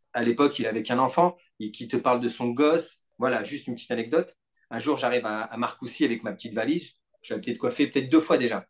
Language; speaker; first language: French; native; French